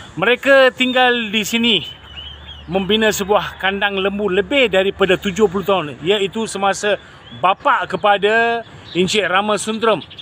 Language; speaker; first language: Malay; non-native, local second language; Tamil